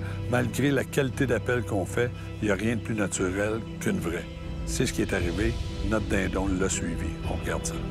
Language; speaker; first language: French; native; French